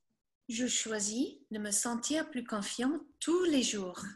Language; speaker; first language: French; non-native, fluent; English